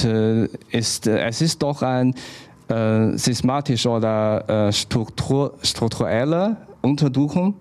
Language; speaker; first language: German; non-native, fluent; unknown